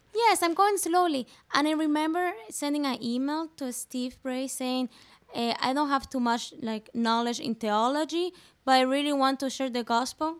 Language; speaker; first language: English; non-native, fluent; Spanish